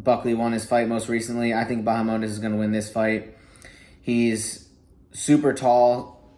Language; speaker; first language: English; native; English